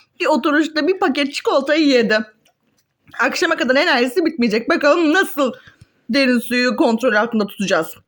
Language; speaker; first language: Turkish; native; Turkish